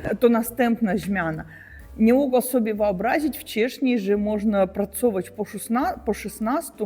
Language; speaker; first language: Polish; non-native, learner; Russian